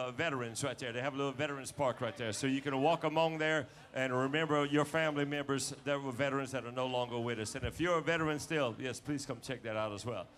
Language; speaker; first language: English; native; English